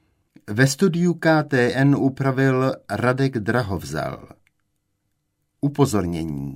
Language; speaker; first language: Czech; native; Czech